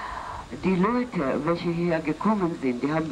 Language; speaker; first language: German; non-native, learner; Russian